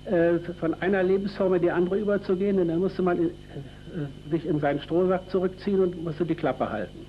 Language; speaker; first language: German; native; German